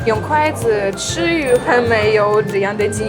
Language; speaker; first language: Chinese; non-native, fluent; Russian